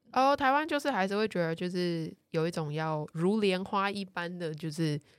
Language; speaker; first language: Chinese; native; Chinese